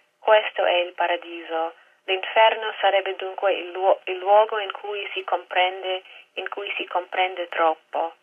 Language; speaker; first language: Italian; non-native, fluent; Bangla